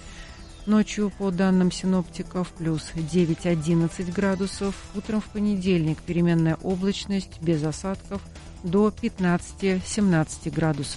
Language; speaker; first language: Russian; native; Russian